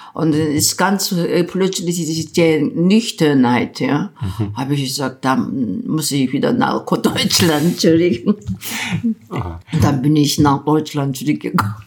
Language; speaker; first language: German; non-native, fluent; Korean